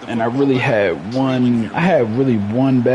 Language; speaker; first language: English; native; English